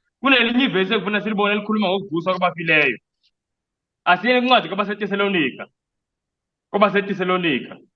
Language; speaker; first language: Zulu; non-native, local second language; Xhosa